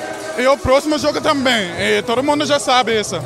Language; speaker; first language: Portuguese; non-native, learner; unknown